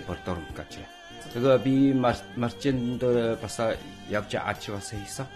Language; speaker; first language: Mongolian; non-native, local second language; Chinese